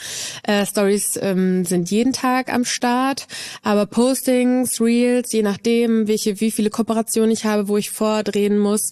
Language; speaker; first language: German; native; German